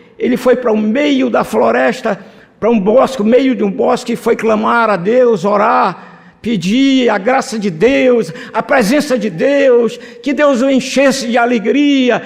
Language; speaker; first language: Portuguese; non-native, fluent; Spanish